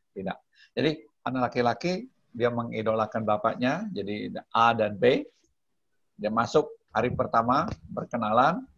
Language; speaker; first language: Indonesian; non-native, local second language; Balinese